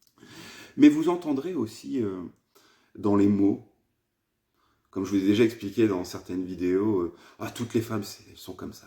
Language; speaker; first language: French; native; French